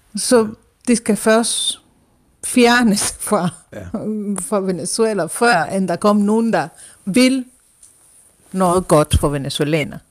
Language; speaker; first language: Danish; non-native, fluent; Spanish